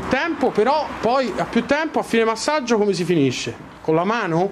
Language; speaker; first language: Italian; native; Italian